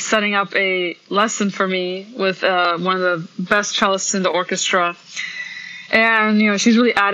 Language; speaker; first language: English; early bilingual, other home language; Polish